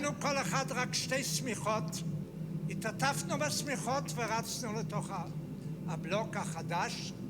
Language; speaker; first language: Hebrew; non-native, fluent; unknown